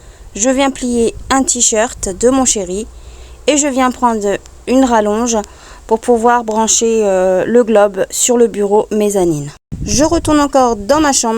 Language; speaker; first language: French; native; French